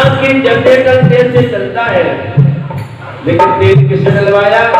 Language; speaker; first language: Hindi; native; Hindi